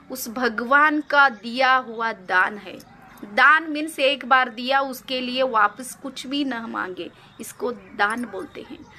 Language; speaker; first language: Hindi; non-native, local second language; Kannada